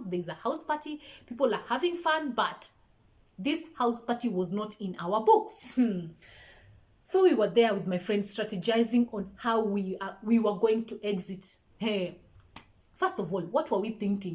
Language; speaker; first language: English; non-native, local second language; Swahili